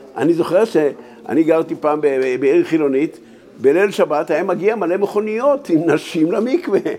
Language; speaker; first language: Hebrew; native; Hebrew